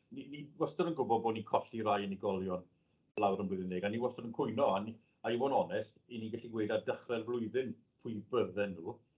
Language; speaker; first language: Welsh; native; Welsh